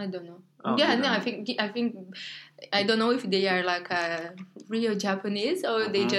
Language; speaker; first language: English; non-native, learner; Portuguese